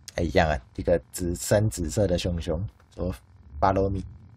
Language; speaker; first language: Chinese; native; Chinese